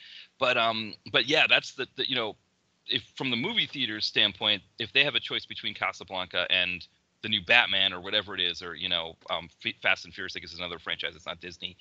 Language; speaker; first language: English; native; English